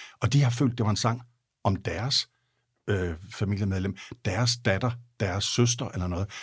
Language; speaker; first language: Danish; native; Danish